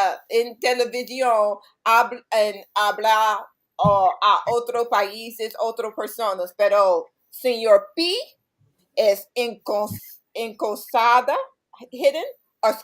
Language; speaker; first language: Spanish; non-native, learner; English